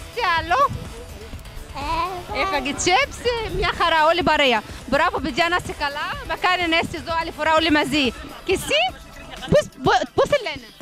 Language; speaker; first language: Greek; non-native, learner; Arabic